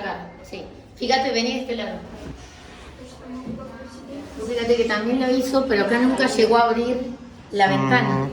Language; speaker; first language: Spanish; native; Spanish